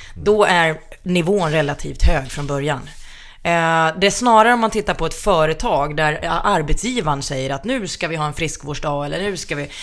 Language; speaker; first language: Swedish; early bilingual, other home language; Finnish